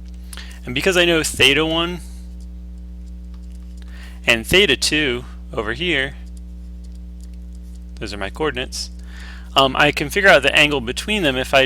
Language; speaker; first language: English; native; English